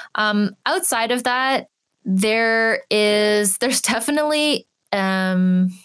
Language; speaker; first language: English; native; English